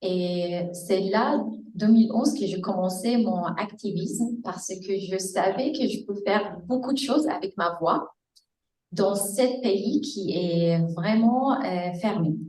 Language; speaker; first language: French; non-native, fluent; Arabic